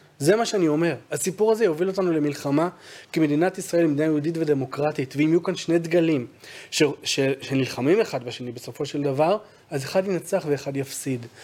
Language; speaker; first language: Hebrew; native; Hebrew